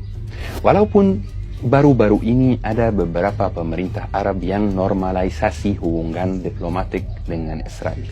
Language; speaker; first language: Indonesian; non-native, fluent; Arabic